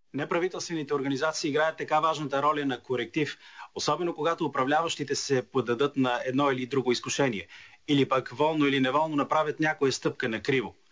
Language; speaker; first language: Bulgarian; native; Bulgarian